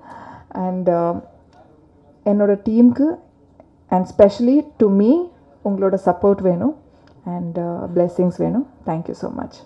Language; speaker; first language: Tamil; non-native, learner; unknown